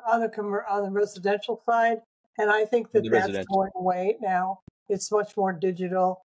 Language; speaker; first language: English; native; English